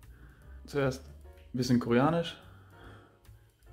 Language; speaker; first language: German; non-native, learner; Korean